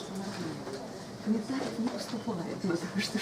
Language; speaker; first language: Russian; native; Russian